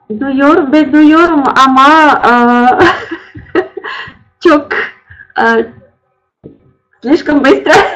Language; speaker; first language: Turkish; non-native, learner; Russian